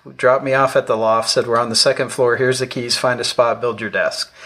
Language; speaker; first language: English; native; English